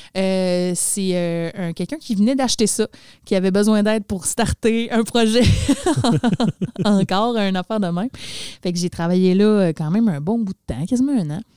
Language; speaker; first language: French; native; French